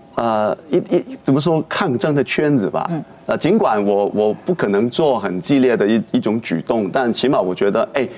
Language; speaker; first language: Chinese; non-native, local second language; Cantonese